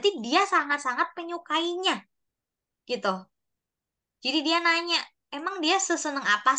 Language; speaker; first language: Indonesian; native; Indonesian